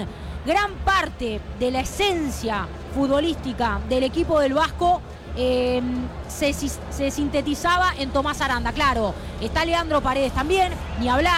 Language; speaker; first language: Spanish; native; Spanish